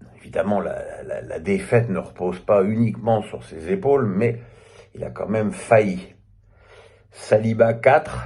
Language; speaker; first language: French; native; French